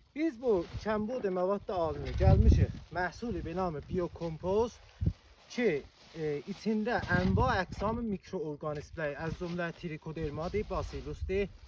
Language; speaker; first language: Azerbaijani; native; Azerbaijani